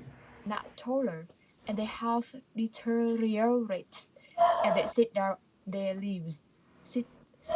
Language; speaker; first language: English; non-native, learner; Vietnamese